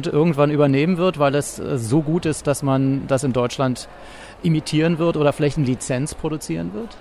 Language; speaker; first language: German; native; German